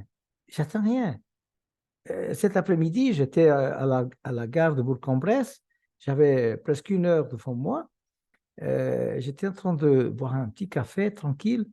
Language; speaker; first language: French; non-native, fluent; Portuguese